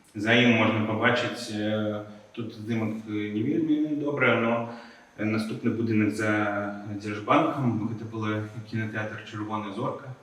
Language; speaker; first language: Belarusian; non-native, local second language; Russian